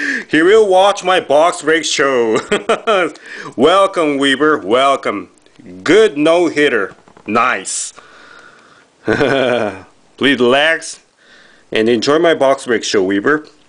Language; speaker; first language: English; non-native, fluent; Japanese